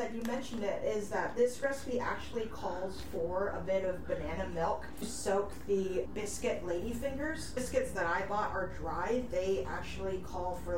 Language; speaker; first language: English; native; English